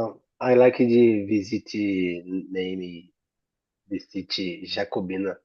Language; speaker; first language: English; non-native, learner; Portuguese